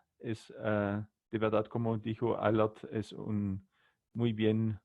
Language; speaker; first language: Spanish; non-native, learner; German